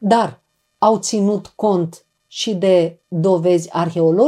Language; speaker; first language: Romanian; native; Romanian